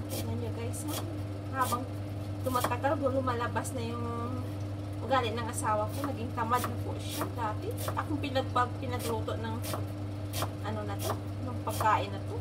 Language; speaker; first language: Filipino; native; Filipino